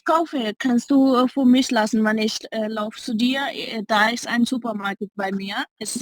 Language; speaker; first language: German; non-native, learner; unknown